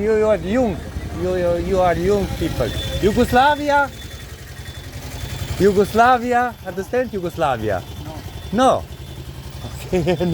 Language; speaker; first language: English; non-native, learner; Slovenian